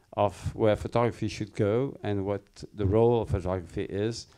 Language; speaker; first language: English; non-native, fluent; French